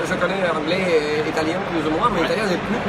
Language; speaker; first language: French; non-native, learner; Russian